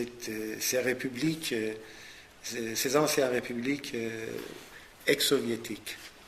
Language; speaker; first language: French; non-native, fluent; Persian